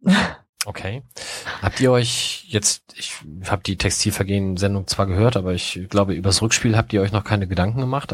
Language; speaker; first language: German; native; German